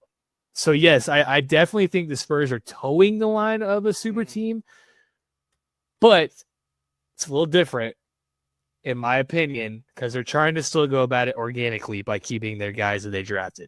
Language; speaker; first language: English; native; English